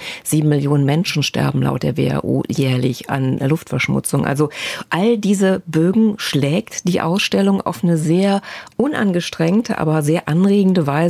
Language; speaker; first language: German; native; German